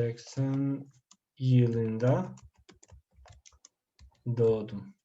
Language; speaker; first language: Turkish; non-native, fluent; Spanish